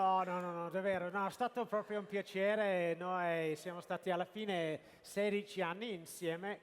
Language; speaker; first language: Italian; non-native, fluent; English